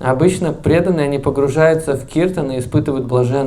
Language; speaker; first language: Russian; native; Russian